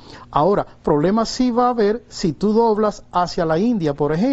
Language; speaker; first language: Spanish; native; Spanish